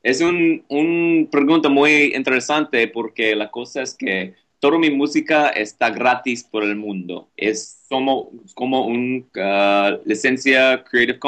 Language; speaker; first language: Spanish; non-native, learner; English